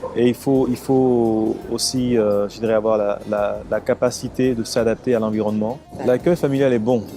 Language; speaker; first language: French; early bilingual, other home language; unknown